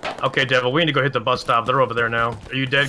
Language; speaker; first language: English; native; English